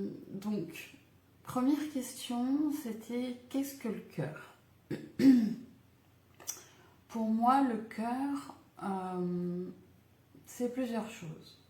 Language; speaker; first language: French; native; French